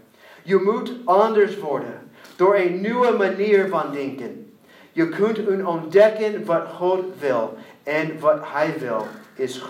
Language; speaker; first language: Dutch; non-native, learner; English